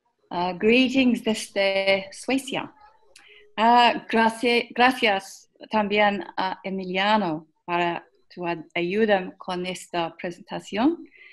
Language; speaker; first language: Spanish; non-native, learner; English